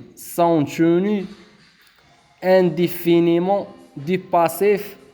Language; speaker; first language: French; non-native, local second language; Arabic